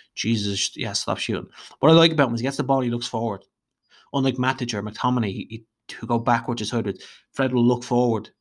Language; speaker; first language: English; native; English